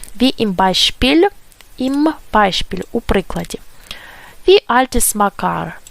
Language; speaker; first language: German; non-native, fluent; Ukrainian